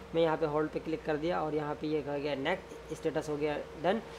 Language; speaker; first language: Hindi; native; Hindi